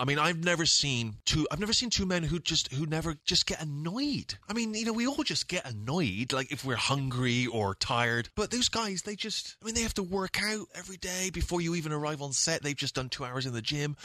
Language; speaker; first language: English; native; English